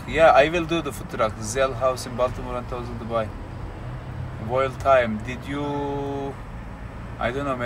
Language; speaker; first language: English; non-native, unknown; Turkish